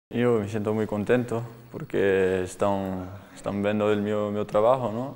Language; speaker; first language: Spanish; non-native, learner; Portuguese